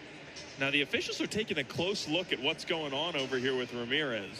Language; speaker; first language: English; native; English